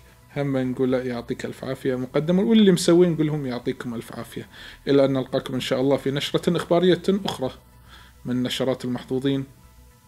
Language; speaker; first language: Arabic; native; Arabic